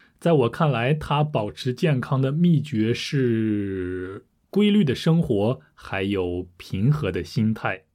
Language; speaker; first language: Chinese; native; Chinese